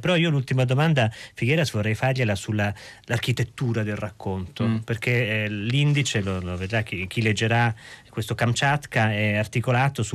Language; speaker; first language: Italian; native; Italian